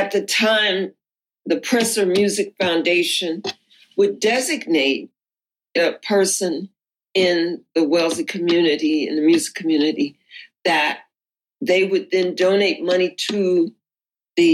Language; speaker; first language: English; native; English